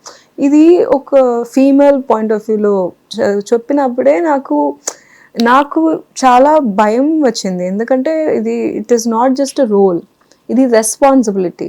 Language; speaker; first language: Telugu; non-native, fluent; Kannada